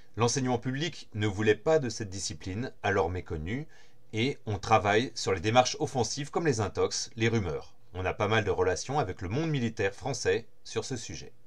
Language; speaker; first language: French; native; French